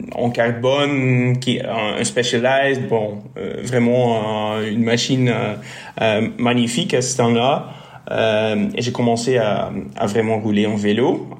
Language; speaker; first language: French; non-native, fluent; Dutch